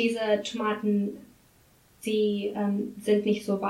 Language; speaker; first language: German; non-native, learner; English